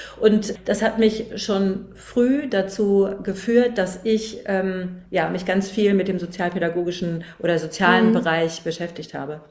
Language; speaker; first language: German; native; German